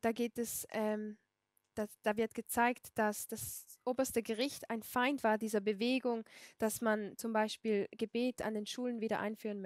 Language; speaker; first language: German; non-native, fluent; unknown